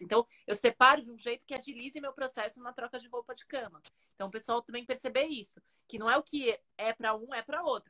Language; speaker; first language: Portuguese; native; Portuguese